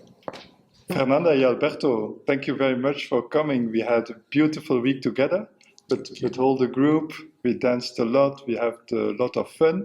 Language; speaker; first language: English; non-native, fluent; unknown